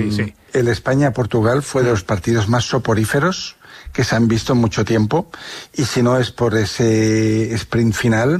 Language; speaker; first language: Spanish; native; Spanish